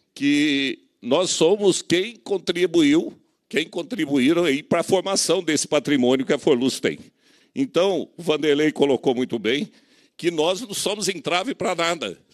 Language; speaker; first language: Portuguese; native; Portuguese